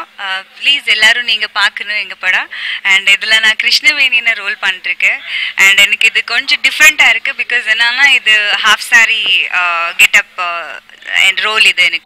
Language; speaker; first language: Tamil; non-native, learner; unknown